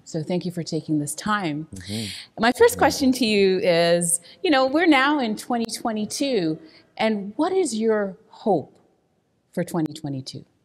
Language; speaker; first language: English; native; English